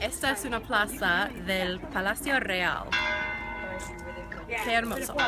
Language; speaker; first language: Spanish; non-native, learner; English